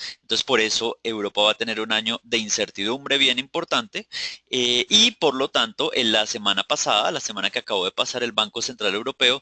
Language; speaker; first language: Spanish; native; Spanish